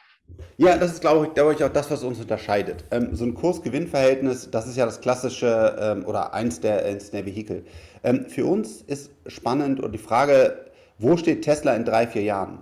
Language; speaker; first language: German; native; German